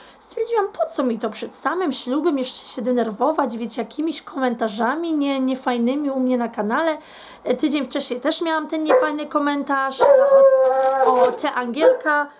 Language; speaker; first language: Polish; native; Polish